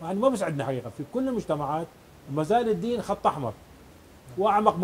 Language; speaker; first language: Arabic; native; Arabic